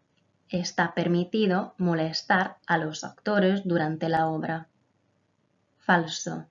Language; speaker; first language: Spanish; non-native, fluent; Croatian